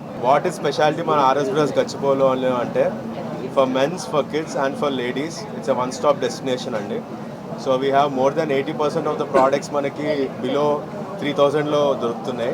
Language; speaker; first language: Telugu; native; Telugu